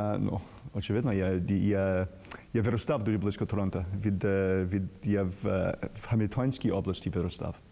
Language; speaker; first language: Ukrainian; early bilingual, heritage; Ukrainian